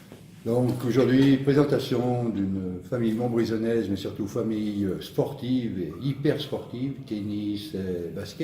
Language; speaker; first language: French; native; French